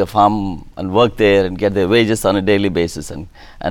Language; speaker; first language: English; non-native, local second language; Telugu